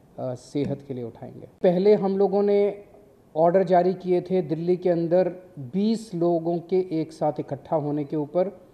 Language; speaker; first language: Hindi; native; Hindi